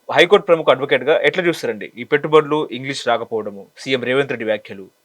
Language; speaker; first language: Telugu; native; Telugu